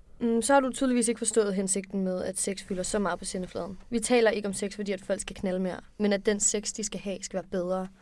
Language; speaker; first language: Danish; native; Danish